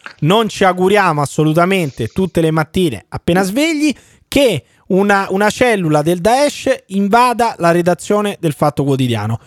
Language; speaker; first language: Italian; native; Italian